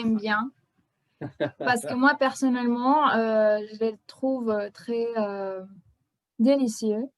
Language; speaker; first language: French; non-native, fluent; Spanish